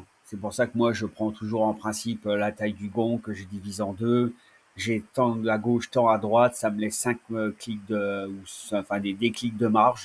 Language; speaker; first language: French; native; French